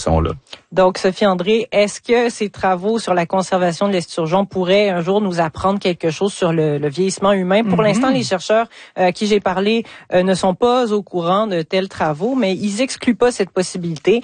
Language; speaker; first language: French; native; French